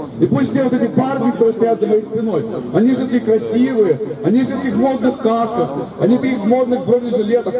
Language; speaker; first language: Russian; non-native, local second language; Ukrainian